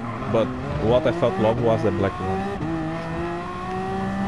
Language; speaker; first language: English; non-native, learner; Portuguese